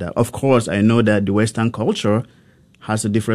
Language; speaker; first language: English; non-native, local second language; Hausa